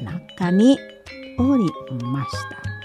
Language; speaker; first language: Japanese; non-native, learner; Indonesian